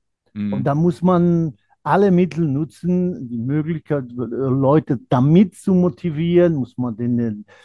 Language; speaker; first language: German; non-native, fluent; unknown